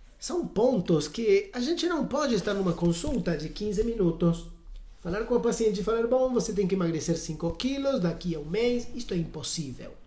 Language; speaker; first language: Portuguese; non-native, fluent; Spanish